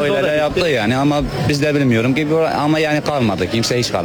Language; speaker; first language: Turkish; non-native, learner; Arabic